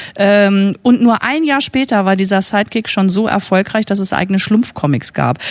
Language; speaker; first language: German; native; German